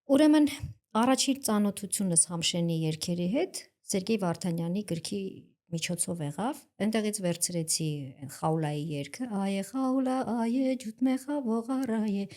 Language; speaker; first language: Armenian; native; Armenian